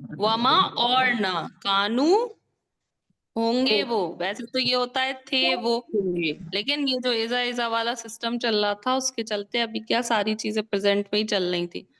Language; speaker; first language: Urdu; native; Urdu